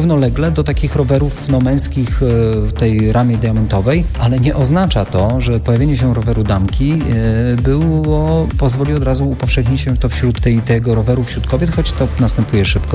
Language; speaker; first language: Polish; native; Polish